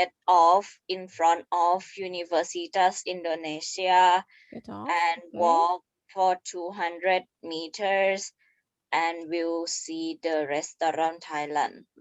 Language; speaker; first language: English; non-native, fluent; Thai